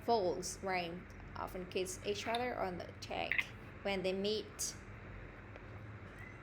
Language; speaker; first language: English; non-native, fluent; Vietnamese